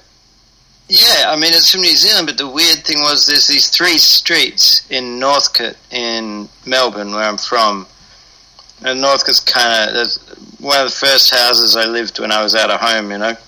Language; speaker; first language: English; native; English